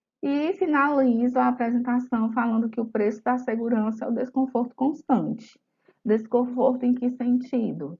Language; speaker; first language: Portuguese; native; Portuguese